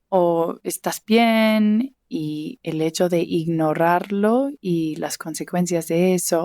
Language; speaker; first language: Spanish; early bilingual, heritage; English